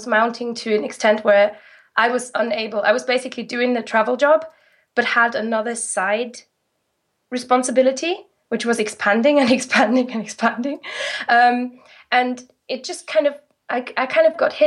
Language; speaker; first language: English; non-native, fluent; German